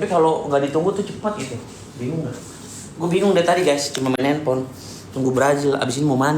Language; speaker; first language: Indonesian; native; Indonesian